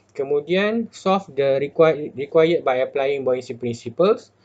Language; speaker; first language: English; non-native, local second language; Malay